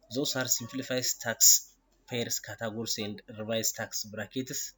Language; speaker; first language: English; non-native, local second language; Amharic